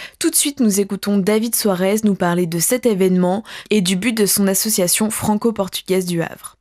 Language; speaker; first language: French; native; French